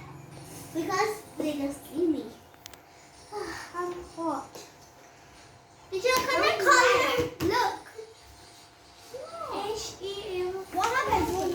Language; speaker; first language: English; non-native, learner; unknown